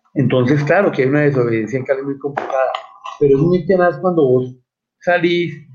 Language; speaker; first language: Spanish; native; Spanish